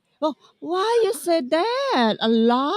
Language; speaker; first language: English; non-native, learner; Thai